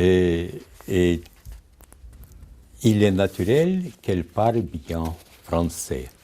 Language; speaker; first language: French; non-native, fluent; Lithuanian